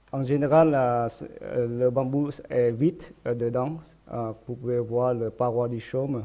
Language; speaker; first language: French; non-native, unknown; Vietnamese